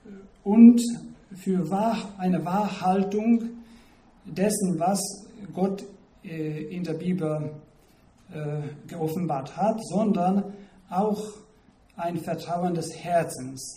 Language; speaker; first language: German; non-native, fluent; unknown